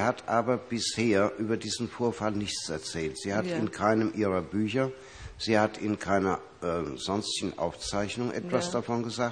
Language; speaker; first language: German; native; German